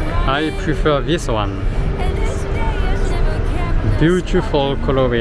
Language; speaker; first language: English; non-native, fluent; French